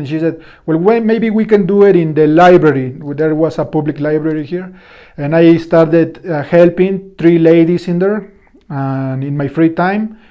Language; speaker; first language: English; non-native, fluent; Spanish